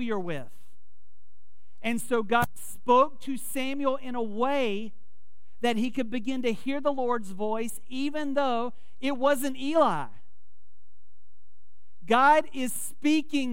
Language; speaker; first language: English; native; English